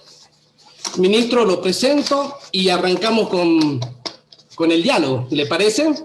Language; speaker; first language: Spanish; native; Spanish